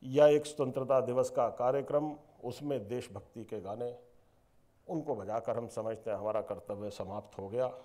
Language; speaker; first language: Hindi; native; Hindi